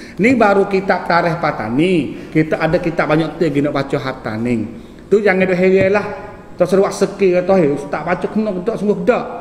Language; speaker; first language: Malay; native; Malay